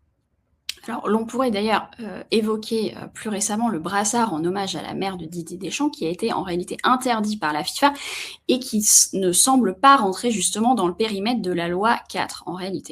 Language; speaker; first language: French; native; French